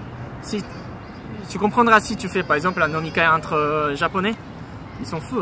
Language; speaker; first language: French; non-native, fluent; Japanese